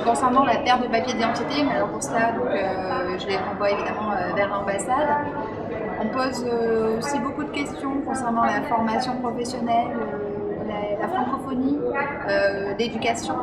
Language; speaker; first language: French; native; French